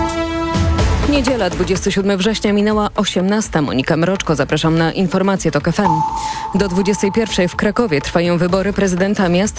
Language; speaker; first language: Polish; native; Polish